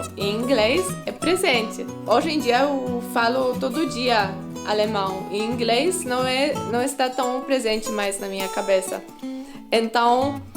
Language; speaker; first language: Portuguese; non-native, fluent; Polish